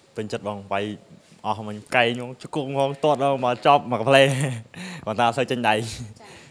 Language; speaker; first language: Khmer; native; Khmer